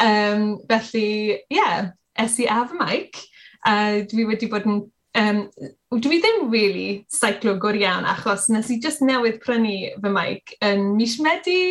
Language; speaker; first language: Welsh; non-native, learner; English